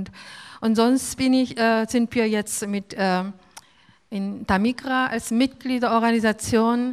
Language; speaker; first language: German; non-native, fluent; Korean